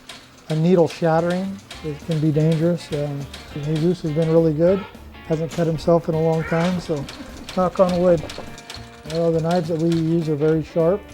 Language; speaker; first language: English; native; English